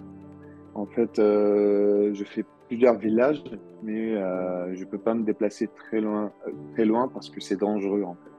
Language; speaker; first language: French; non-native, local second language; Arabic